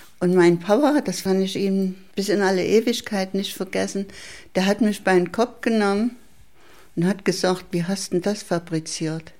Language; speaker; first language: German; native; German